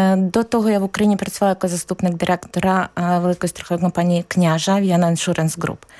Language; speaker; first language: Ukrainian; native; Ukrainian